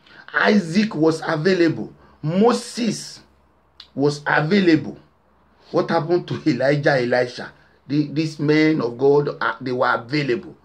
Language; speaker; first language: English; non-native, local second language; Yoruba